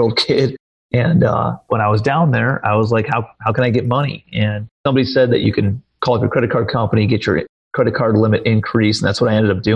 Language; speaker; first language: English; native; English